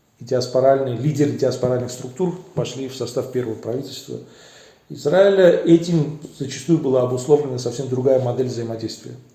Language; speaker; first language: Russian; early bilingual, other home language; Armenian